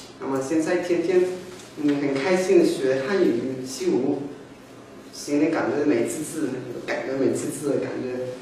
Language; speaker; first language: Chinese; non-native, fluent; Spanish